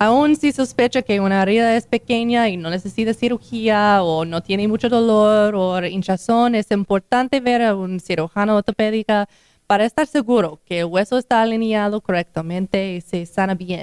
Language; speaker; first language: Spanish; non-native, learner; English